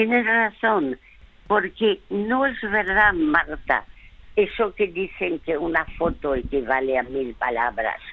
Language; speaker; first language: Spanish; early bilingual, other home language; French